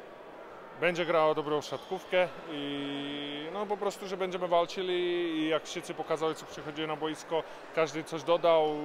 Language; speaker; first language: Polish; non-native, fluent; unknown